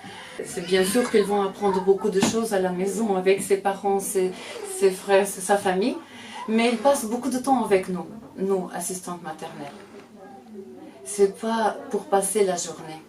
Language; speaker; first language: French; non-native, fluent; Portuguese